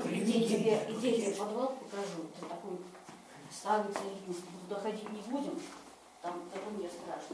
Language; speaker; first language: Russian; native; Russian